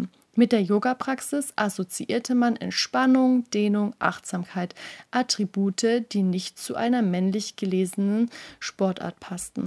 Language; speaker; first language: German; native; German